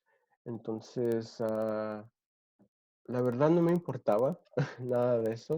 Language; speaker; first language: Spanish; early bilingual, other home language; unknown